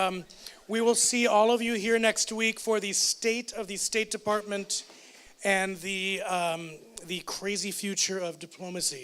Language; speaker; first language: English; native; English